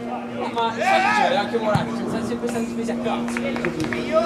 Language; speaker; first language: Italian; native; Italian